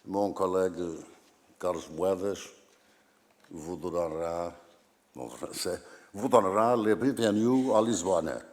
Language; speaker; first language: French; non-native, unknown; Portuguese